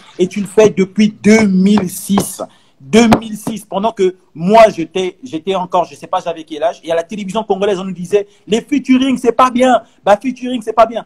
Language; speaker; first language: French; non-native, local second language; Lingala